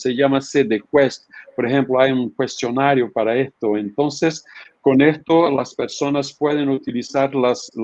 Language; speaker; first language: Spanish; non-native, fluent; Portuguese